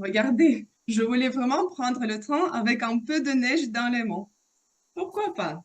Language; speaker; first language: French; non-native, fluent; Russian